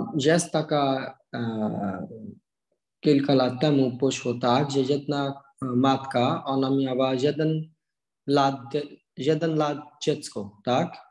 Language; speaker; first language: Polish; non-native, learner; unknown